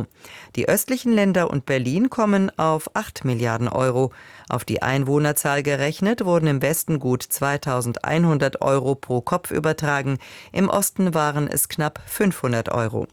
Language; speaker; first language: German; native; German